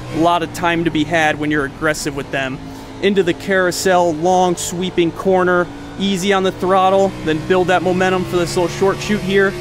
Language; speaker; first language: English; native; English